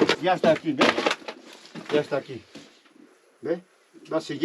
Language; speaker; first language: Spanish; native; Spanish